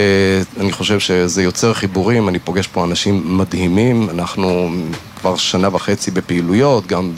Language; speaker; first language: Hebrew; native; Hebrew